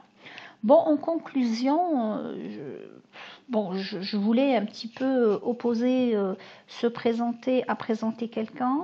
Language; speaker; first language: French; non-native, local second language; Arabic